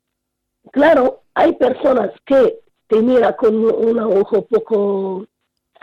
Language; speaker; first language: Spanish; non-native, fluent; Arabic